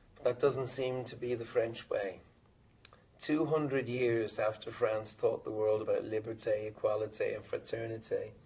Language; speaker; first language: English; native; English